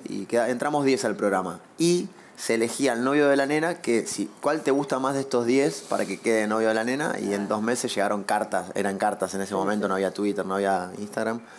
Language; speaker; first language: Spanish; native; Spanish